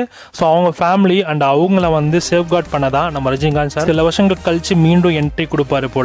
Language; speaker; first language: Tamil; native; Tamil